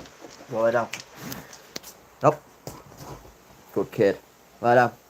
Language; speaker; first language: English; native; English